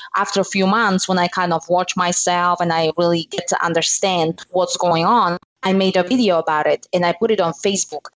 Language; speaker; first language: English; non-native, fluent; Slovak